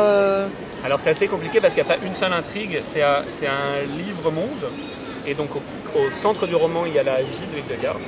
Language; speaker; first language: French; native; French